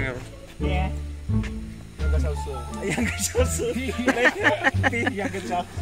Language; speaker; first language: Chinese; non-native, learner; Filipino